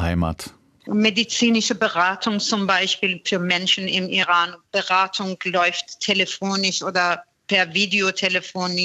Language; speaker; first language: German; non-native, fluent; Persian